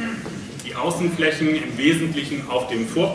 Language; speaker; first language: German; native; German